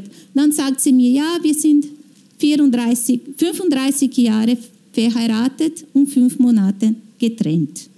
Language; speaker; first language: German; non-native, fluent; Portuguese